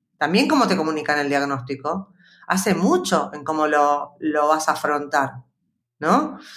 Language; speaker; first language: Spanish; native; Spanish